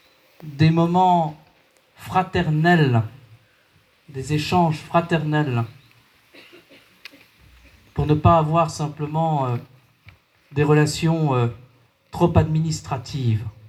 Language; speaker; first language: French; native; French